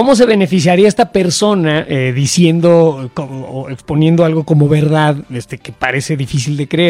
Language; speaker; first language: Spanish; native; Spanish